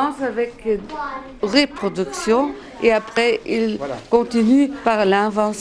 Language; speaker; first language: French; non-native, fluent; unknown